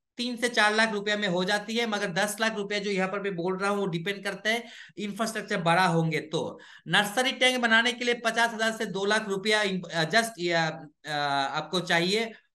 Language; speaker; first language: Hindi; non-native, local second language; Bangla